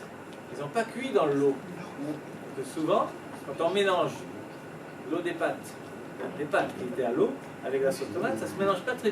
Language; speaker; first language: French; native; French